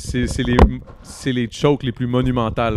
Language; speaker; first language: French; native; French